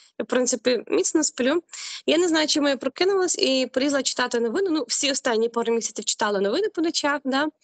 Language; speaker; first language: Ukrainian; native; Ukrainian